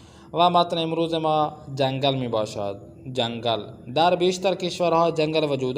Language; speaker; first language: Persian; non-native, fluent; Urdu